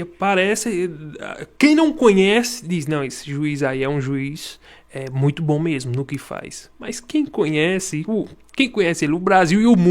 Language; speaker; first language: Portuguese; native; Portuguese